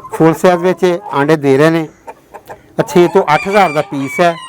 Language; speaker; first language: Hindi; non-native, local second language; Punjabi